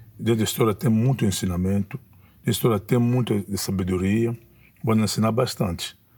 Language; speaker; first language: Portuguese; non-native, fluent; Kongo